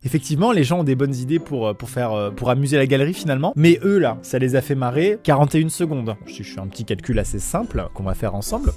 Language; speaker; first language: French; native; French